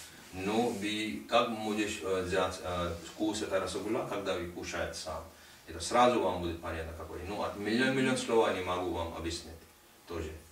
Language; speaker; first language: Russian; non-native, learner; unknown